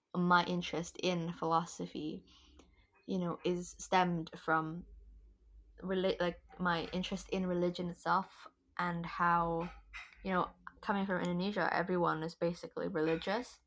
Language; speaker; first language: English; non-native, fluent; Indonesian